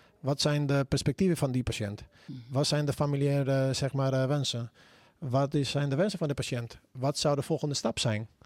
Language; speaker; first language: Dutch; non-native, fluent; Spanish